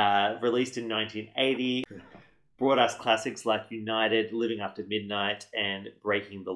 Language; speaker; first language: English; native; English